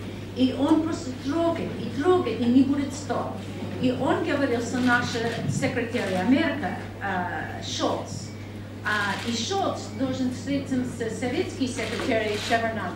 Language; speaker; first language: Russian; non-native, learner; English